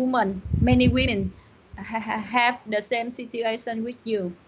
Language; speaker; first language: English; non-native, learner; Vietnamese